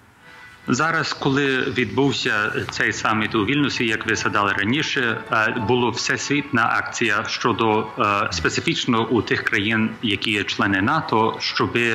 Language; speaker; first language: Ukrainian; early bilingual, heritage; Ukrainian